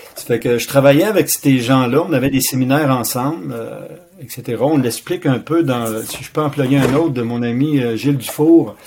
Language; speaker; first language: French; native; French